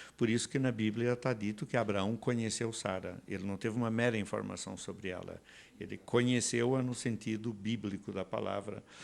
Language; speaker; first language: Portuguese; native; Portuguese